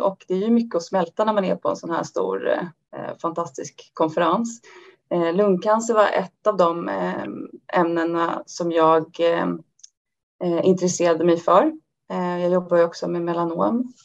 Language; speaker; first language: Swedish; native; Swedish